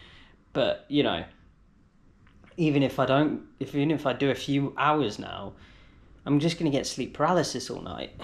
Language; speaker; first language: English; native; English